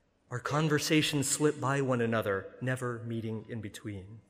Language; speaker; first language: English; native; English